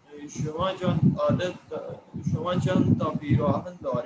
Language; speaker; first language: Persian; non-native, learner; Urdu